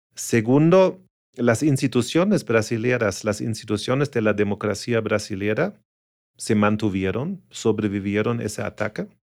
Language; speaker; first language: Spanish; non-native, fluent; German